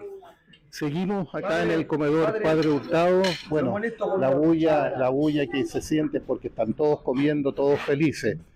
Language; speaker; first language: Spanish; native; Spanish